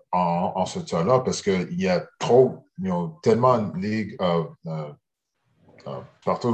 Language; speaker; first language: French; early bilingual, heritage; English